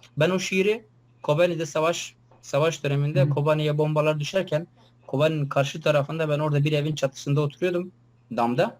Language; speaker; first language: Turkish; non-native, local second language; Kurdish